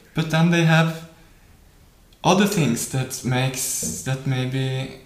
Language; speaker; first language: English; non-native, fluent; Norwegian